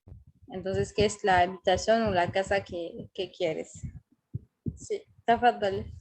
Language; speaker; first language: Spanish; non-native, fluent; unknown